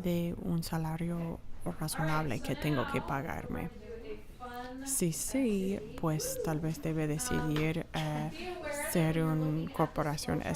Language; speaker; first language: Spanish; non-native, fluent; English